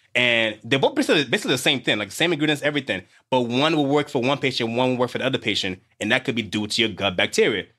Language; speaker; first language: English; native; English